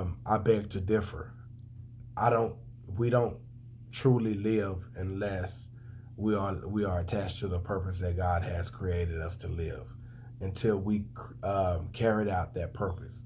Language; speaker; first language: English; native; English